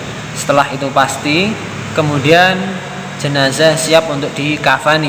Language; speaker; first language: Indonesian; native; Indonesian